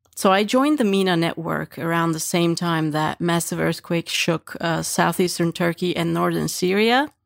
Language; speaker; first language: English; non-native, fluent; Turkish